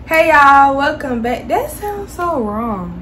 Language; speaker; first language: English; native; English